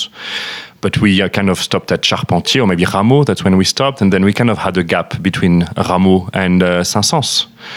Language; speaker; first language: English; non-native, fluent; French